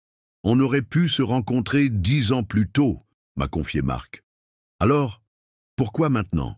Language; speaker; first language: French; native; French